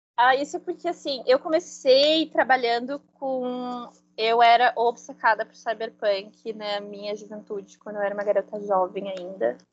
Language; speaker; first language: Portuguese; non-native, fluent; Spanish